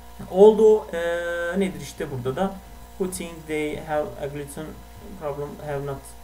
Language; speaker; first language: English; non-native, fluent; Turkish